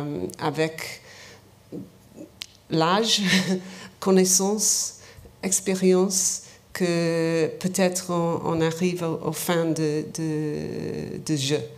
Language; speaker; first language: French; non-native, learner; English